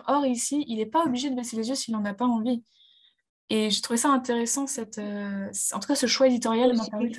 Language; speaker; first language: French; native; French